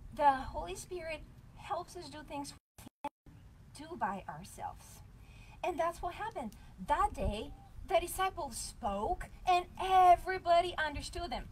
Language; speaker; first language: English; non-native, fluent; Bulgarian